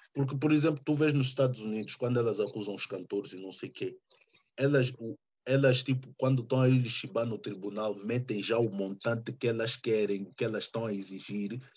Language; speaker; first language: Portuguese; early bilingual, heritage; Portuguese